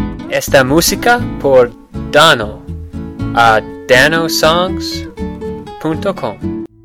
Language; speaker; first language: Spanish; non-native, fluent; English